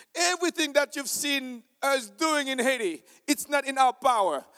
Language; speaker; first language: English; non-native, fluent; Haitian Creole